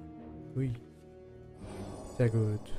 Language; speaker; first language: German; non-native, learner; Japanese